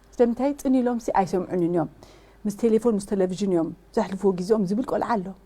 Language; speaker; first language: Tigrinya; early bilingual, heritage; Tigrinya